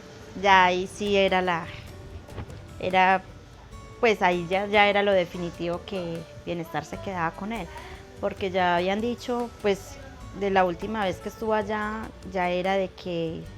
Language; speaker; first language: Spanish; native; Spanish